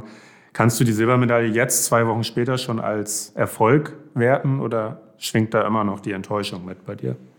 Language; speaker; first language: German; native; German